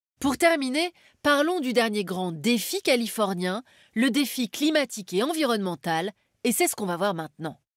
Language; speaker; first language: French; native; French